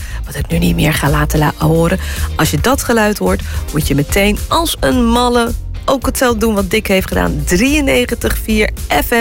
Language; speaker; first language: Dutch; native; Dutch